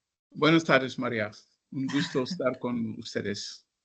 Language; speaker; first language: Spanish; non-native, fluent; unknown